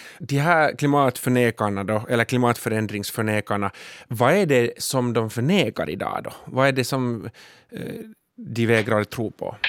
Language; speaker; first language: Swedish; native; Swedish